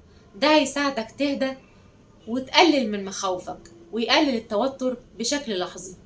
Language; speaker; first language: Arabic; native; Arabic